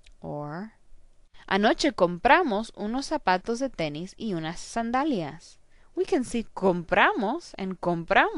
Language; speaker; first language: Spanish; non-native, fluent; English